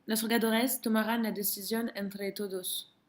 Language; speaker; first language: Spanish; non-native, learner; French